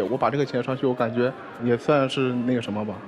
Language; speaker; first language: Chinese; native; Chinese